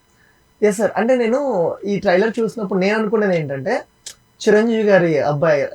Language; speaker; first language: Telugu; native; Telugu